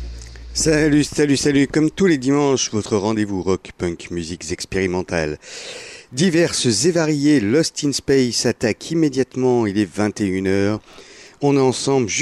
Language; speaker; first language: French; native; French